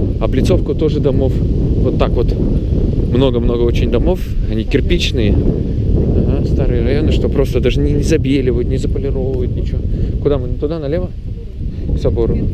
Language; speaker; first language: Russian; early bilingual, heritage; Russian